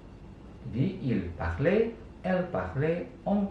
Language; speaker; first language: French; non-native, fluent; Indonesian